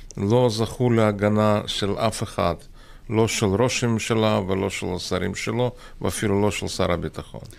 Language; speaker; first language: Hebrew; non-native, fluent; Russian